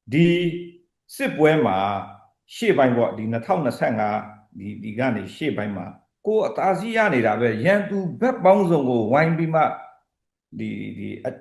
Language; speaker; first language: Burmese; native; Burmese